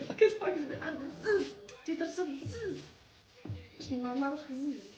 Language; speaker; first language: Arabic; native; Arabic